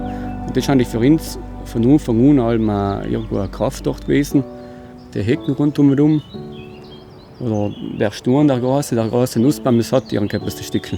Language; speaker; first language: German; native; German